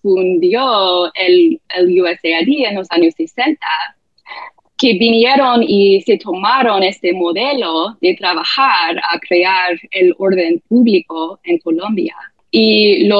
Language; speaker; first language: Spanish; non-native, fluent; English